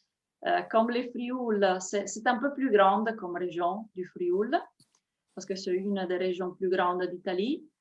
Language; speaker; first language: French; non-native, fluent; Italian